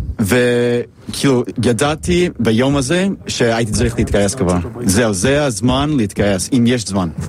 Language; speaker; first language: Hebrew; non-native, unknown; English